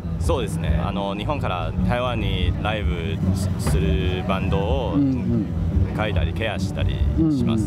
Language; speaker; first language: Japanese; non-native, fluent; Chinese